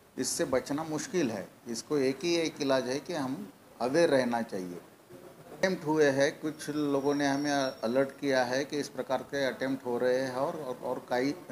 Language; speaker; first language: Hindi; non-native, local second language; Marathi